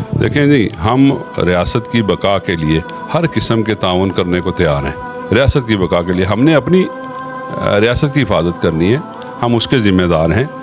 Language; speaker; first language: Urdu; non-native, local second language; Pashto